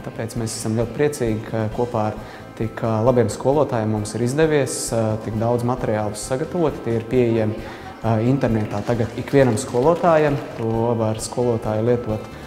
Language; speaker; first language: Latvian; native; Latvian